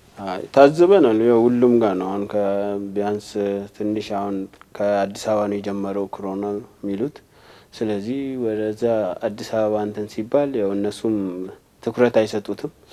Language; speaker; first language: Amharic; non-native, local second language; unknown